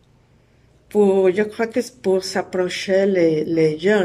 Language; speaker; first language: French; non-native, learner; Spanish